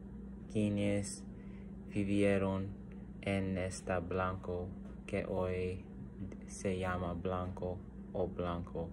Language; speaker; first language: Spanish; non-native, learner; English